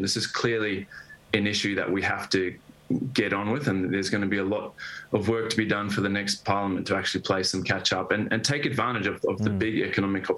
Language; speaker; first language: English; native; English